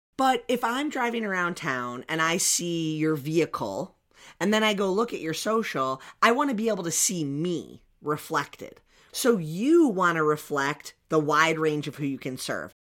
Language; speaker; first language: English; native; English